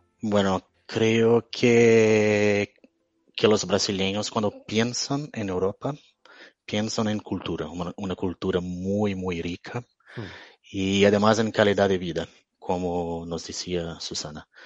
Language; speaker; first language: Spanish; non-native, fluent; Portuguese